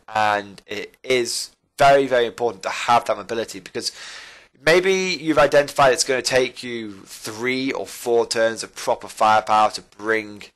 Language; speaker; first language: English; native; English